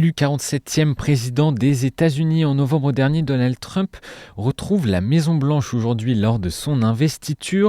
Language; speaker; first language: French; native; French